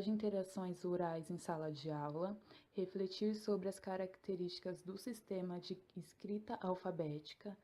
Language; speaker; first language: Portuguese; native; Portuguese